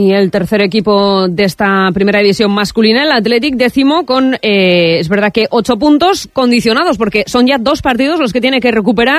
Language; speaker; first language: Spanish; native; Spanish